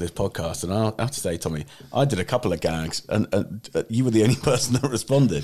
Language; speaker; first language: English; native; English